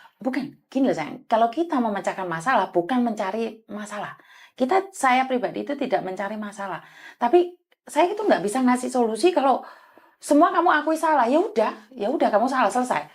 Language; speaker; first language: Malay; non-native, local second language; Javanese